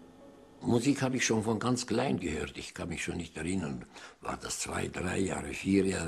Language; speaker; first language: German; early bilingual, heritage; German